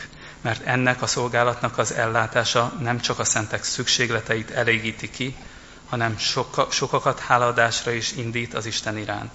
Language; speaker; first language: Hungarian; native; Hungarian